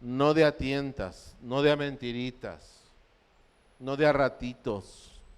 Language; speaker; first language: Spanish; native; Spanish